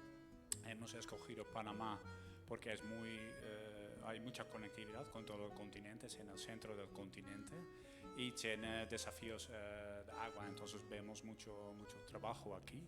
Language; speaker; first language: Spanish; non-native, fluent; Dutch